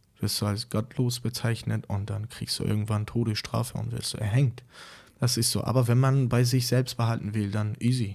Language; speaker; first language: German; non-native, fluent; Persian